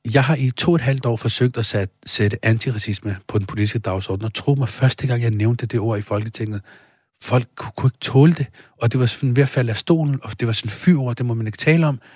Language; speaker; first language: Danish; early bilingual, other home language; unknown